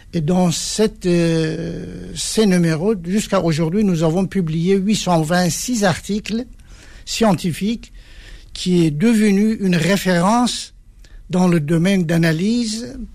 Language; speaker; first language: French; non-native, fluent; Persian